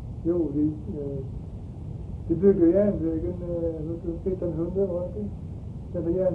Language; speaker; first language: Swedish; early bilingual, heritage; Swedish